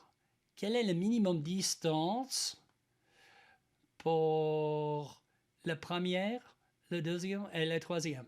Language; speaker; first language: French; non-native, learner; English